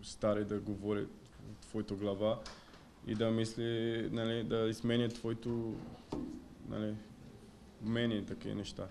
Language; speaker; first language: Bulgarian; non-native, learner; Portuguese